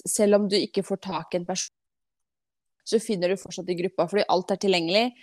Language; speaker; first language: Norwegian; non-native, fluent; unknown